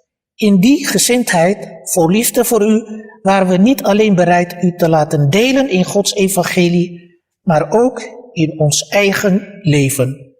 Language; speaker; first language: Dutch; early bilingual, other home language; Malay